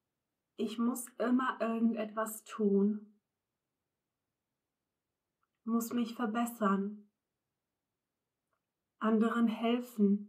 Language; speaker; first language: German; non-native, fluent; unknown